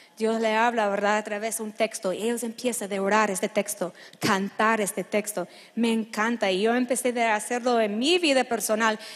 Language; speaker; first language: Spanish; non-native, fluent; English